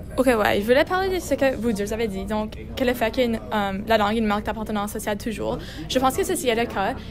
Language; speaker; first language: French; non-native, local second language; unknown